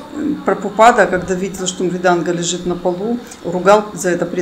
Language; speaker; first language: Russian; native; Russian